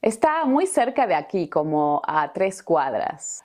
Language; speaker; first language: Spanish; native; Spanish